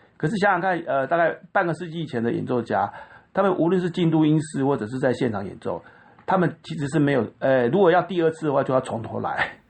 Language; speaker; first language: Chinese; native; Chinese